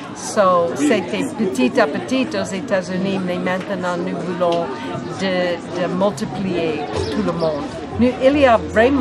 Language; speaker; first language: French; non-native, learner; English